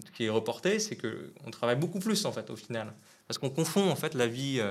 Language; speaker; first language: French; non-native, fluent; Vietnamese